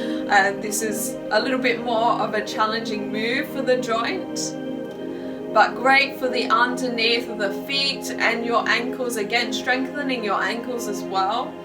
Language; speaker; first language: English; native; English